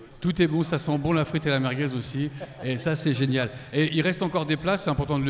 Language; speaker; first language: French; native; French